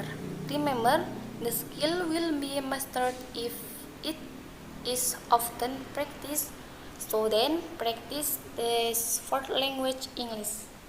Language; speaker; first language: English; non-native, learner; Indonesian